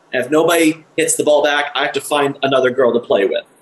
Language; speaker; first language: English; native; English